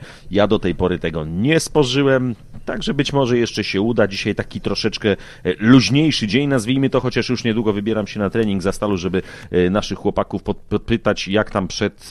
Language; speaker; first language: Polish; native; Polish